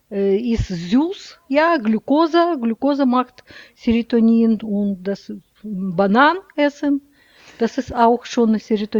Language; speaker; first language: German; non-native, learner; Russian